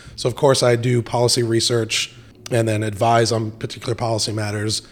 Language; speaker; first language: English; native; English